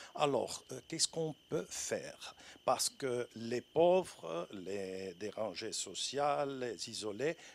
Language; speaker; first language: French; non-native, fluent; Italian